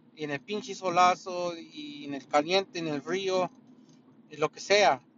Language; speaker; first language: Spanish; early bilingual, heritage; Spanish